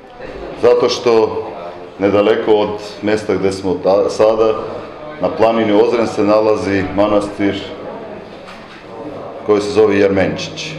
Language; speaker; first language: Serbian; non-native, fluent; Armenian